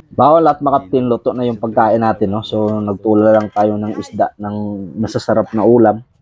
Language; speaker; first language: Filipino; non-native, local second language; Cebuano